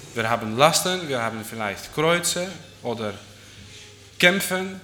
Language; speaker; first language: German; non-native, fluent; Dutch